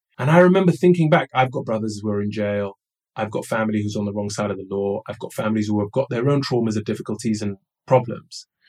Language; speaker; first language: English; early bilingual, other home language; Somali